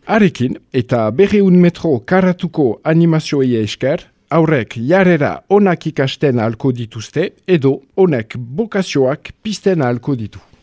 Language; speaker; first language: Basque; non-native, learner; French